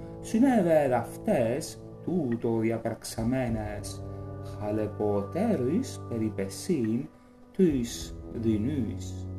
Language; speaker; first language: Greek; non-native, learner; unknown